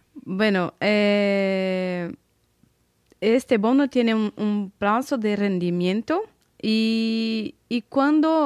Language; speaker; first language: Spanish; non-native, learner; Portuguese